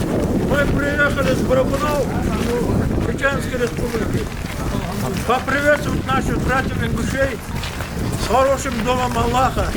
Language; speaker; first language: Russian; non-native, local second language; Kumyk